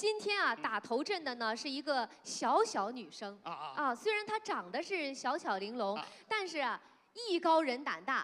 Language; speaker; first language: Chinese; native; Chinese